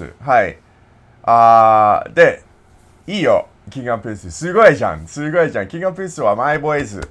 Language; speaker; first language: Japanese; non-native, learner; English